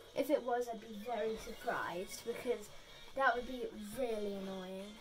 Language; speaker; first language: English; native; English